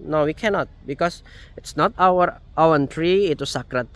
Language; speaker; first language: English; non-native, learner; Indonesian